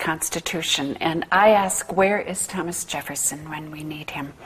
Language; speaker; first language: English; native; English